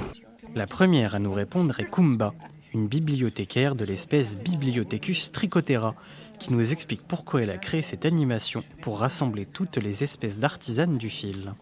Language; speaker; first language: French; native; French